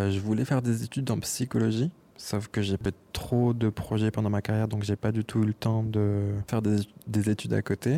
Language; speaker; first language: French; native; French